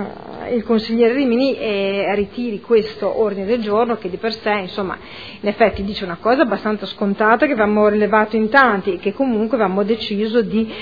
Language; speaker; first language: Italian; native; Italian